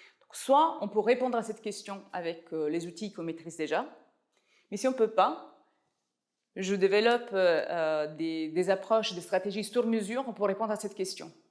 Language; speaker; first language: French; non-native, fluent; Italian